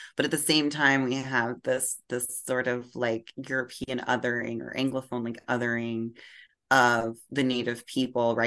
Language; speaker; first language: English; native; English